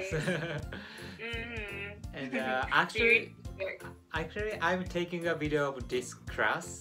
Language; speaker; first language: English; non-native, learner; Japanese